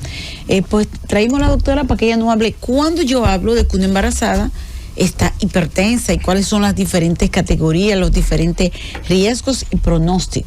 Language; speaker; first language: Spanish; native; Spanish